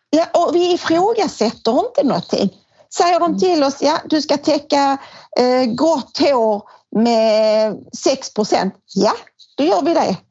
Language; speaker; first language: Swedish; native; Swedish